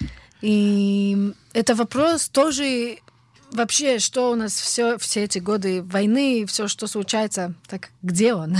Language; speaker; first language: Russian; early bilingual, heritage; Hebrew